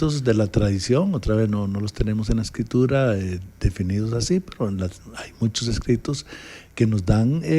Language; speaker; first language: Spanish; native; Spanish